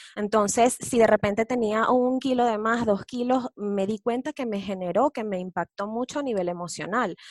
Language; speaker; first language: Spanish; native; Spanish